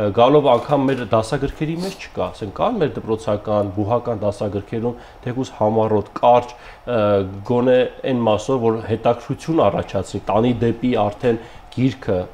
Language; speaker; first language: Armenian; native; Armenian